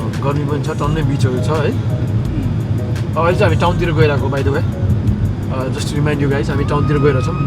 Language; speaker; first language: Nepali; non-native, local second language; Gurung